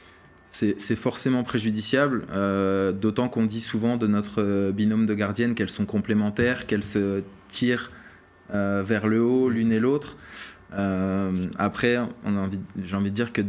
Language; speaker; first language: French; native; French